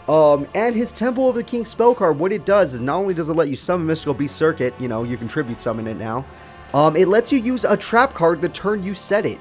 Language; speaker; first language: English; native; English